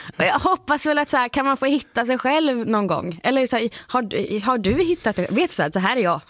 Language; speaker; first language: Swedish; native; Swedish